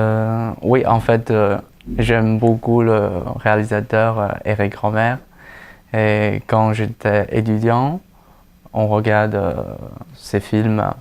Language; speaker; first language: French; non-native, fluent; Chinese